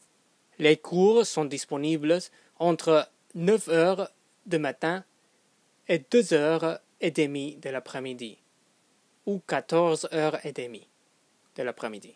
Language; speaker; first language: French; non-native, fluent; English